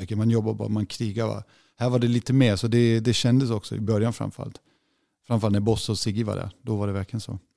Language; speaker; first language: Swedish; non-native, fluent; German